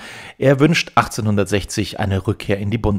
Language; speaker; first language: German; native; German